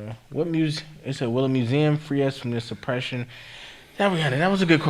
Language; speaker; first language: English; native; English